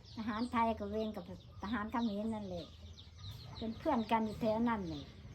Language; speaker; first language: Thai; non-native, local second language; Northern Khmer